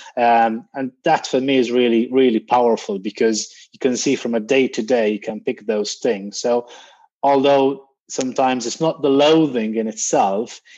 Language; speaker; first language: English; non-native, fluent; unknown